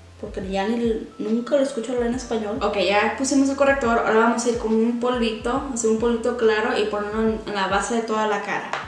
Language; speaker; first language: Spanish; early bilingual, heritage; Spanish